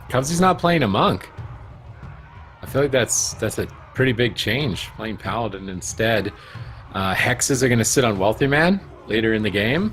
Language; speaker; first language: English; native; English